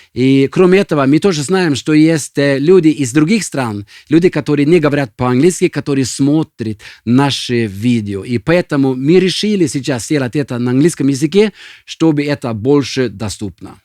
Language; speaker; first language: Russian; non-native, fluent; Swedish